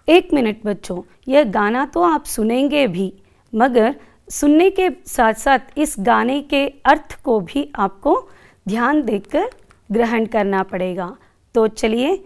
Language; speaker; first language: Hindi; non-native, local second language; Kannada